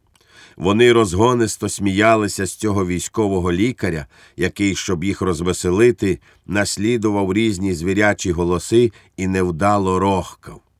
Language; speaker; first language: Ukrainian; native; Ukrainian